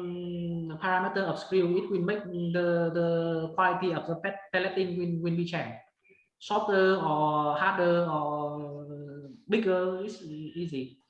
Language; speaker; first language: English; non-native, learner; Vietnamese